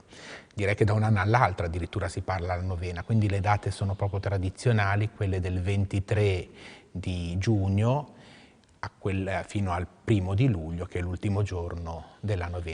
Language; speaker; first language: Italian; native; Italian